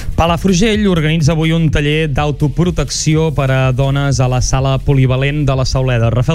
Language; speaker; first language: Catalan; native; Catalan